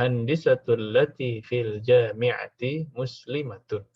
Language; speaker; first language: Arabic; non-native, fluent; Indonesian